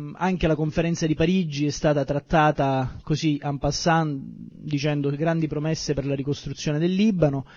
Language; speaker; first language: Italian; native; Italian